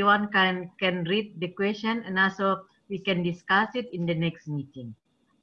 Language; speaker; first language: English; non-native, learner; Indonesian